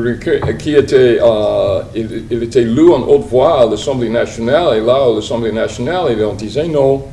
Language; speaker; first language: French; non-native, learner; English